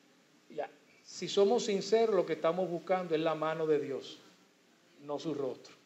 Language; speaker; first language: Spanish; native; Spanish